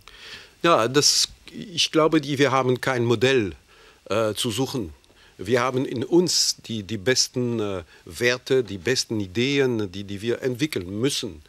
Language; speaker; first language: German; non-native, fluent; French